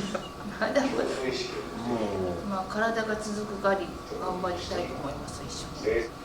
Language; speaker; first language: Japanese; native; Japanese